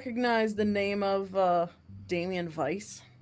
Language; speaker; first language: English; native; English